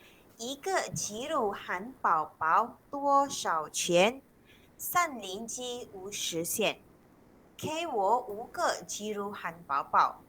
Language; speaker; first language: Chinese; non-native, local second language; Malay